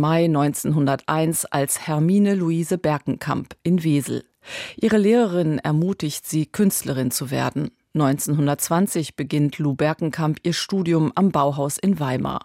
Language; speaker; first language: German; native; German